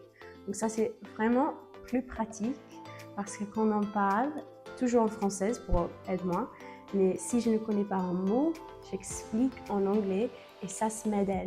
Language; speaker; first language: French; non-native, learner; English